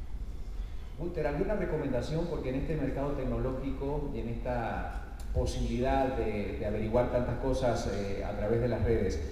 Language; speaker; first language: Spanish; native; Spanish